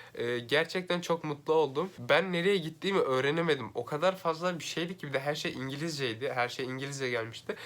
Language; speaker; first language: Turkish; native; Turkish